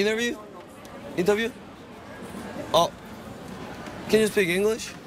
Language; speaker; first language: English; non-native, learner; Korean